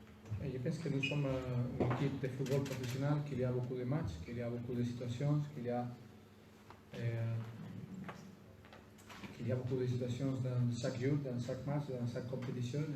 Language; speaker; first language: French; non-native, fluent; Spanish